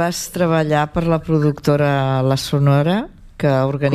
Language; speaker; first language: Catalan; native; Catalan